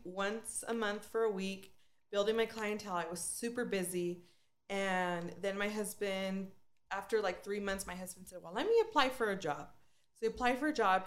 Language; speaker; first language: English; native; English